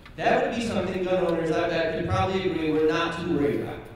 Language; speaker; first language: English; native; English